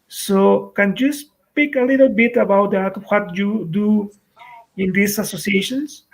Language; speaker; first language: English; non-native, fluent; Spanish